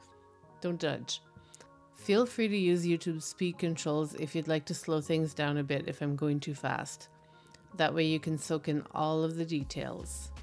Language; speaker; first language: English; native; English